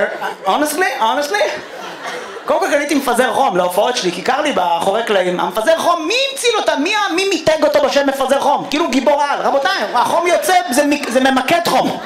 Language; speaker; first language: Hebrew; native; Hebrew